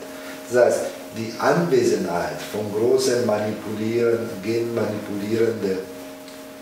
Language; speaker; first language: German; non-native, fluent; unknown